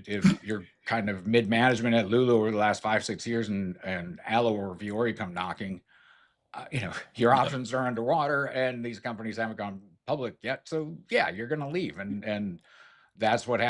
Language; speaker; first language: English; native; English